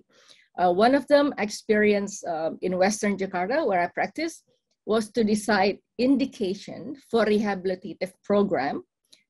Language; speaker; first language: English; non-native, fluent; Indonesian